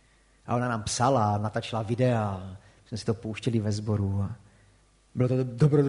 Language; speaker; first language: Czech; native; Czech